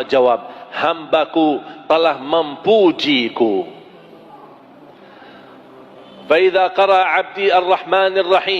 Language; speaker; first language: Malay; non-native, fluent; Arabic